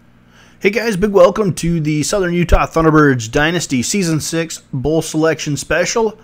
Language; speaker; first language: English; native; English